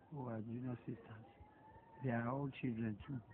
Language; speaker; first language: English; non-native, local second language; Yoruba